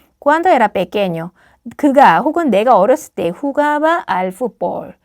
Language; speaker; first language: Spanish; non-native, fluent; Korean